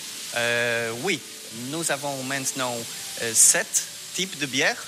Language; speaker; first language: French; non-native, learner; Polish